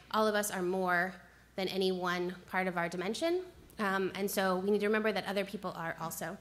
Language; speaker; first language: English; native; English